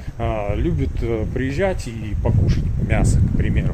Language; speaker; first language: Russian; native; Russian